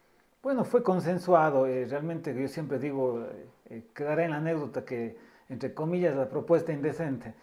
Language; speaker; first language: Spanish; native; Spanish